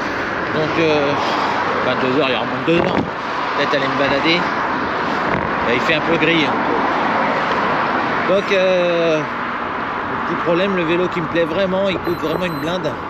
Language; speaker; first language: French; native; French